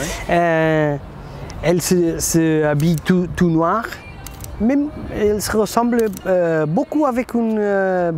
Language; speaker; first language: French; non-native, fluent; Portuguese